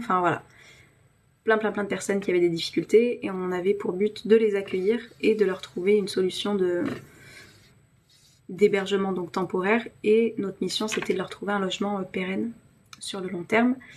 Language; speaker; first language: French; native; French